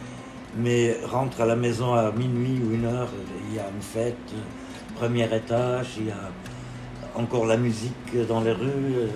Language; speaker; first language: French; non-native, local second language; German